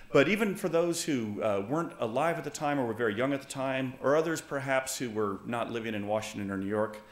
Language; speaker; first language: English; native; English